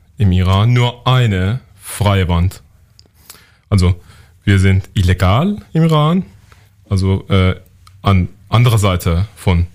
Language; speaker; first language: German; non-native, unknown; Persian